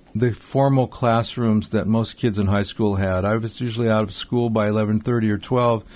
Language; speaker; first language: English; native; English